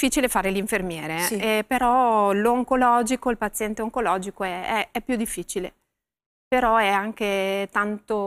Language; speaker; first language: Italian; native; Italian